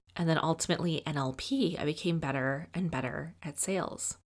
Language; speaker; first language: English; native; English